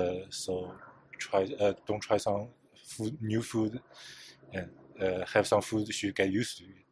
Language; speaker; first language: English; non-native, fluent; Chinese